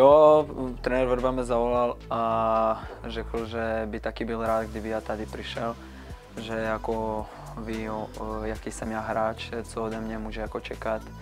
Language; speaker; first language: Czech; non-native, fluent; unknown